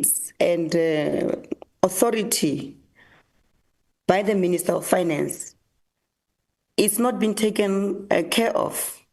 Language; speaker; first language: English; non-native, local second language; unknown